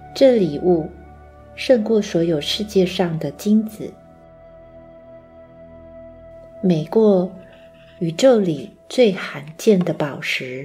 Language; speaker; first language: Chinese; native; Chinese